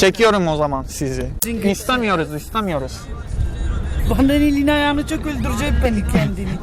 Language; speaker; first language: Turkish; non-native, learner; Japanese